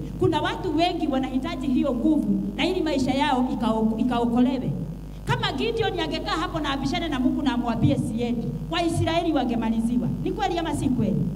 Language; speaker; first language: Swahili; non-native, local second language; Kikuyu